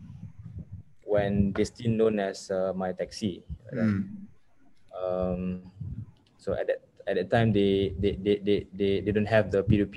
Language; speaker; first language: English; non-native, local second language; Malay